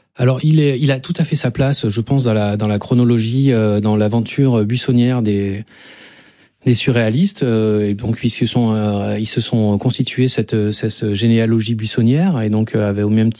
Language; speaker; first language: French; native; French